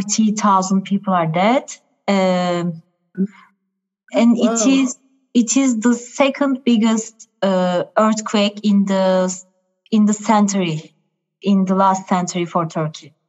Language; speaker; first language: English; non-native, fluent; Turkish